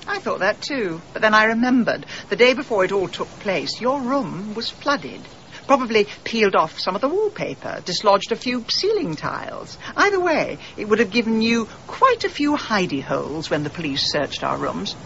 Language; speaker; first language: English; native; English